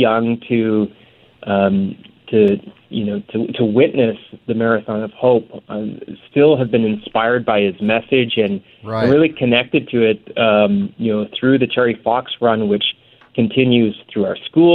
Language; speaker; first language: English; native; English